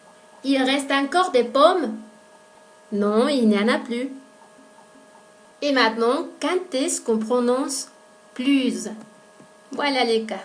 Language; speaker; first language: French; non-native, fluent; Spanish